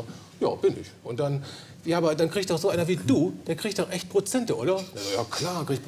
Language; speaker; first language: German; native; German